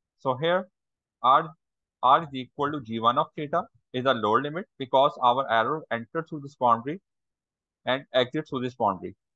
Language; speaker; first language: English; non-native, local second language; Urdu